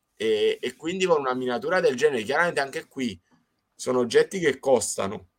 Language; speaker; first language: Italian; native; Italian